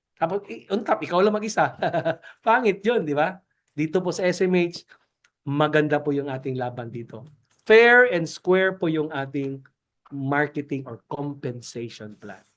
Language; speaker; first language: Filipino; non-native, local second language; Cebuano